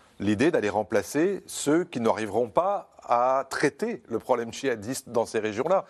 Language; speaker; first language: French; native; French